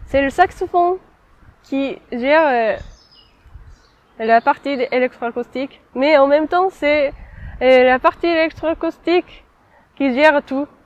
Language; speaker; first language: French; non-native, fluent; Japanese